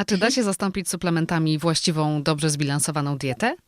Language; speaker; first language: Polish; native; Polish